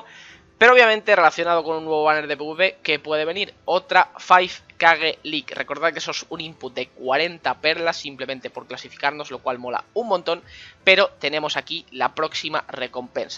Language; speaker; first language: Spanish; native; Spanish